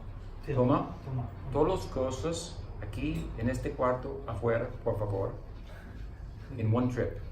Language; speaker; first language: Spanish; non-native, learner; English